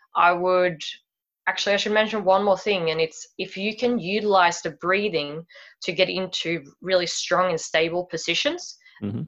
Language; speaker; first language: English; non-native, fluent; Swedish